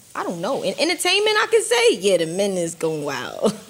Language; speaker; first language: English; native; English